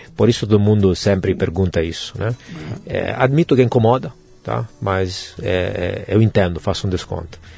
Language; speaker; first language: Portuguese; non-native, fluent; Italian